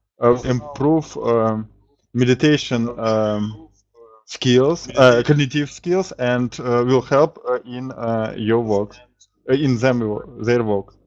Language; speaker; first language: English; non-native, learner; Russian